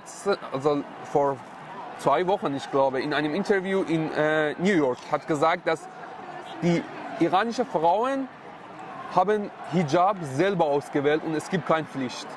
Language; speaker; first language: German; non-native, learner; Persian